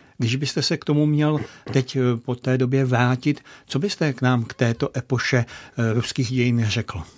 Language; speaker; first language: Czech; native; Czech